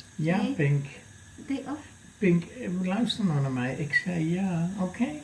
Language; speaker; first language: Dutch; native; Dutch